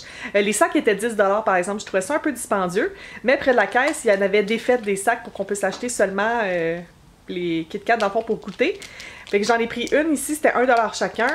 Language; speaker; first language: French; native; French